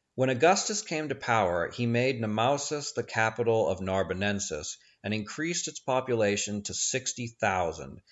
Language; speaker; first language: English; native; English